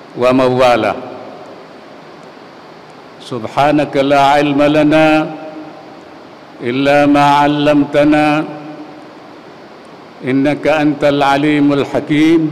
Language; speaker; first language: Arabic; non-native, fluent; Indonesian